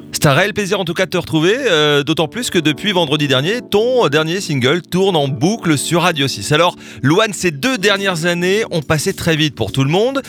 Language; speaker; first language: French; native; French